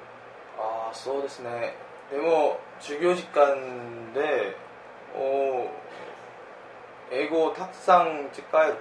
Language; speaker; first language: Japanese; non-native, fluent; Korean